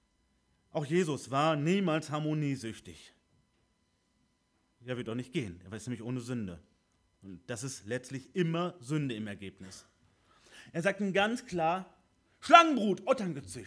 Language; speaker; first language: German; native; German